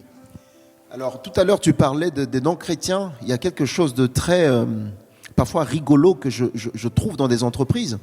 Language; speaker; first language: French; native; French